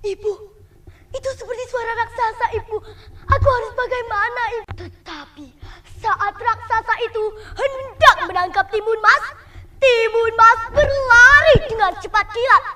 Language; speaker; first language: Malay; non-native, local second language; Javanese